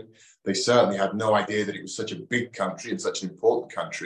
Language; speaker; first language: English; native; English